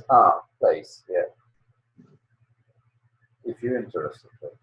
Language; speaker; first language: English; non-native, learner; Polish